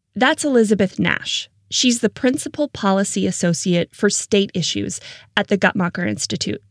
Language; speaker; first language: English; native; English